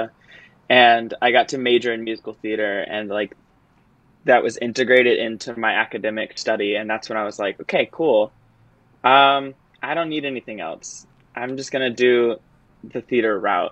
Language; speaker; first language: English; native; English